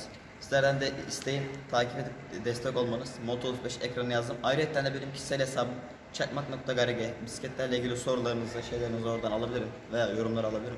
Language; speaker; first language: Turkish; native; Turkish